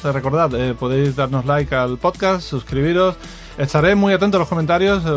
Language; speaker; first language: Spanish; native; Spanish